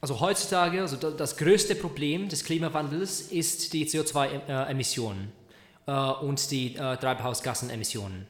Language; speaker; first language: German; non-native, learner; Czech